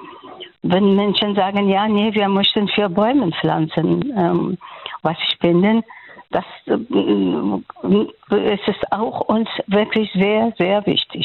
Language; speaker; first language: German; non-native, learner; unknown